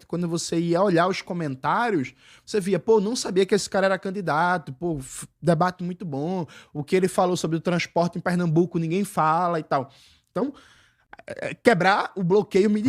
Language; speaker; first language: Portuguese; native; Portuguese